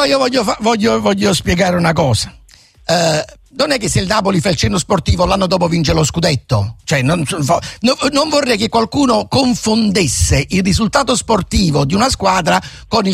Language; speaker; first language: Italian; native; Italian